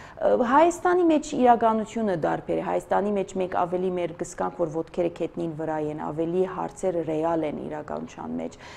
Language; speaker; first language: Armenian; early bilingual, heritage; Armenian